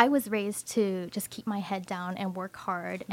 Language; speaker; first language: English; native; English